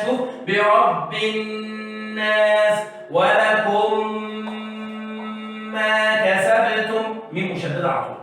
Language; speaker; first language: Arabic; native; Arabic